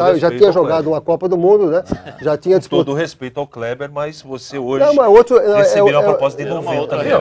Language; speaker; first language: Portuguese; native; Portuguese